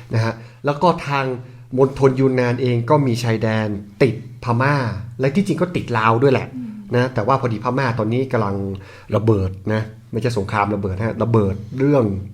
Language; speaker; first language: Thai; native; Thai